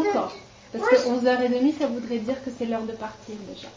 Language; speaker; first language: French; native; French